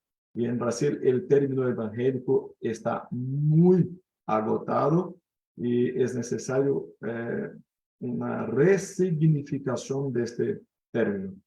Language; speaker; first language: Spanish; non-native, fluent; Portuguese